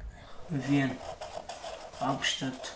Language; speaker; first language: German; non-native, learner; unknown